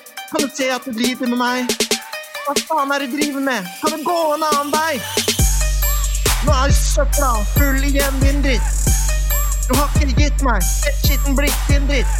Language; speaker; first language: Norwegian; native; Norwegian